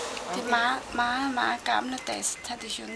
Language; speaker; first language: Danish; non-native, learner; Chinese